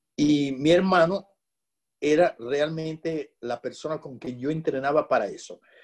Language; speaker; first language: Spanish; native; Spanish